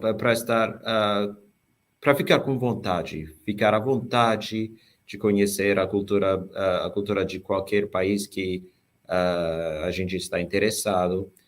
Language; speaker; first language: Portuguese; non-native, fluent; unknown